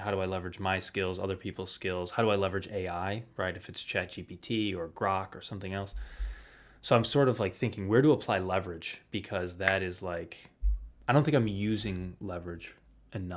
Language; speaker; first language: English; native; English